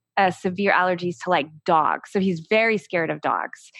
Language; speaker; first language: English; native; English